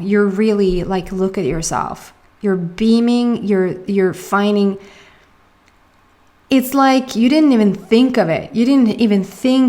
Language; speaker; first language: English; non-native, fluent; Swedish